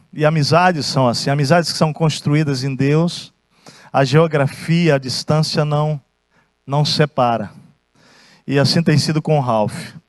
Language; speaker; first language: Portuguese; native; Portuguese